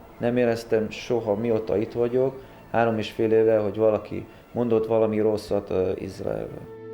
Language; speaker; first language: Hungarian; early bilingual, heritage; Hungarian